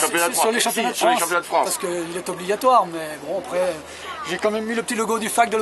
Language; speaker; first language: French; native; French